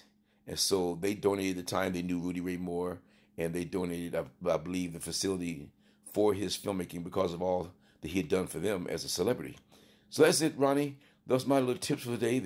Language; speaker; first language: English; native; English